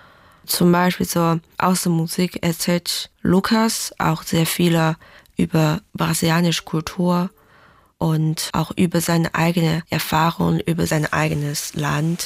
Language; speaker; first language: German; non-native, fluent; Chinese